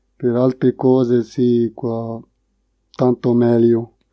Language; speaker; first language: Italian; non-native, learner; Punjabi